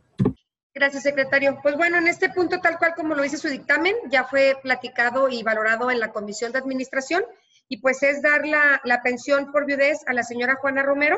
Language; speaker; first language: Spanish; native; Spanish